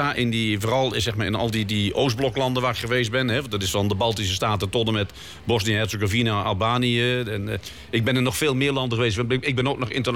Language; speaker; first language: Dutch; native; Dutch